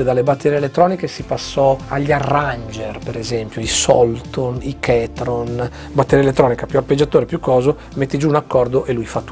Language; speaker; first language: Italian; native; Italian